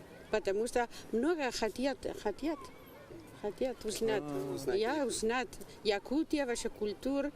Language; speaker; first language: Russian; non-native, learner; Spanish